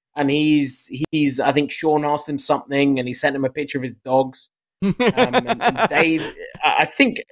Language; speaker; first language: English; native; English